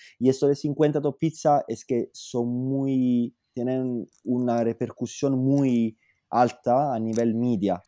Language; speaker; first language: Spanish; non-native, fluent; Italian